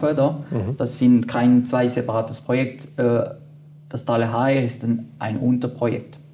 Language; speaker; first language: German; non-native, fluent; French